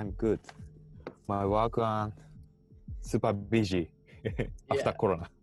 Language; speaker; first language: English; non-native, learner; Japanese